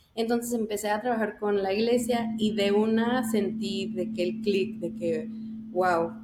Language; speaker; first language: Spanish; early bilingual, heritage; Spanish